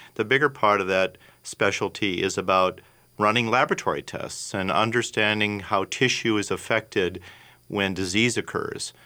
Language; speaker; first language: English; native; English